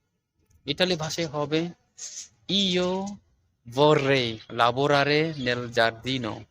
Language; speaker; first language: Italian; non-native, fluent; Bangla